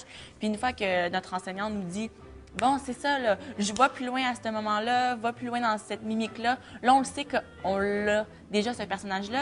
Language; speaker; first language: French; native; French